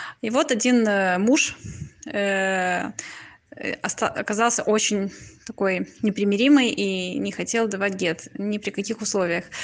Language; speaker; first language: Russian; native; Russian